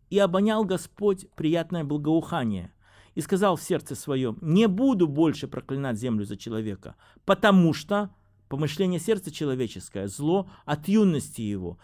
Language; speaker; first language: Russian; native; Russian